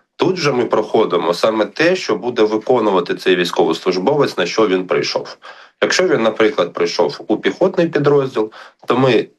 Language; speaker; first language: Ukrainian; native; Ukrainian